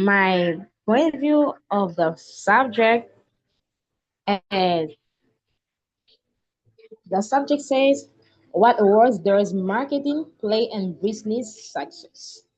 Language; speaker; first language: English; non-native, learner; French